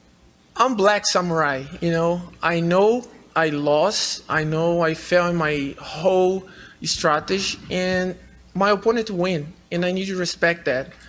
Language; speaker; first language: English; non-native, learner; Portuguese